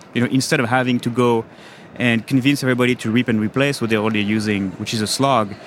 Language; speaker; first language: English; non-native, fluent; French